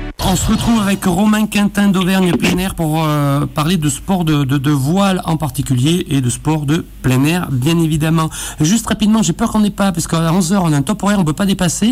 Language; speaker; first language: French; native; French